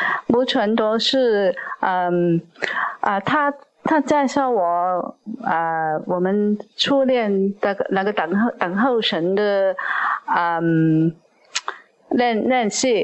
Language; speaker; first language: Chinese; non-native, local second language; Cantonese